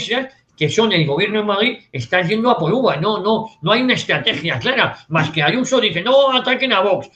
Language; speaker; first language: Spanish; native; Spanish